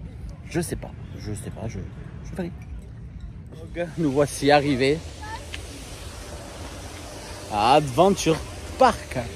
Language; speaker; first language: French; native; French